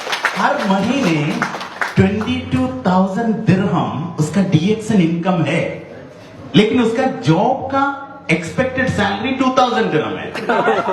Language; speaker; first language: Hindi; non-native, fluent; Bangla